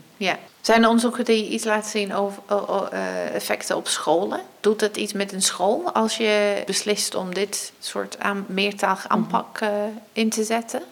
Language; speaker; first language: Dutch; non-native, fluent; English